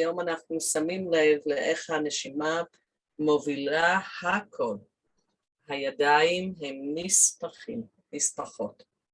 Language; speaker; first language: Hebrew; non-native, fluent; English